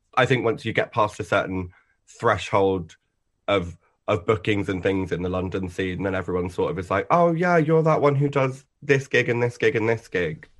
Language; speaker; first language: English; native; English